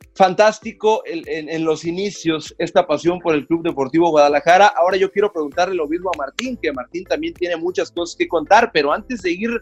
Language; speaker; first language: Spanish; native; Spanish